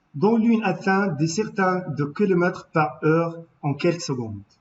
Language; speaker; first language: French; non-native, local second language; Arabic